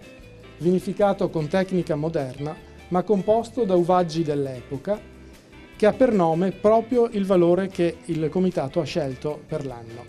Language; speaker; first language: Italian; native; Italian